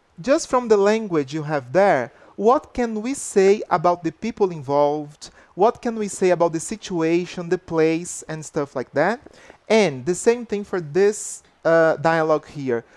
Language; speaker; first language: English; non-native, fluent; Portuguese